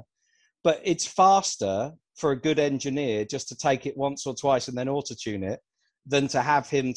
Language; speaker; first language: English; native; English